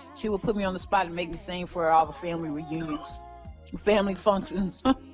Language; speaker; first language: English; native; English